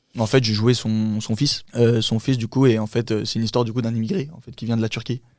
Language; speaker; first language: French; early bilingual, other home language; Turkish